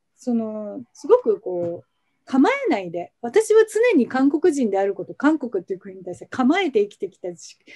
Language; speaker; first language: Japanese; native; Japanese